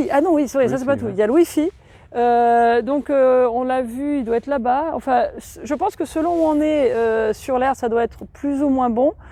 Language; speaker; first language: French; native; French